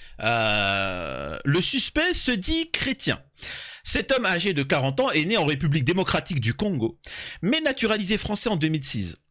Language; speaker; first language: French; early bilingual, other home language; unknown